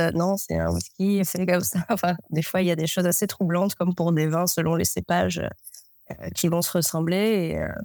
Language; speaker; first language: French; native; French